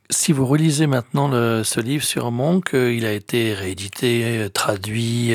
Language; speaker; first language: French; native; French